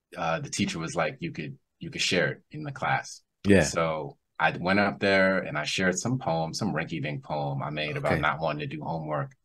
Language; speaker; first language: English; native; English